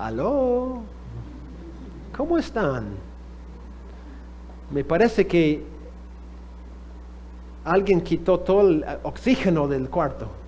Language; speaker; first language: Spanish; non-native, fluent; English